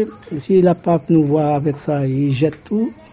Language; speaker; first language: French; non-native, local second language; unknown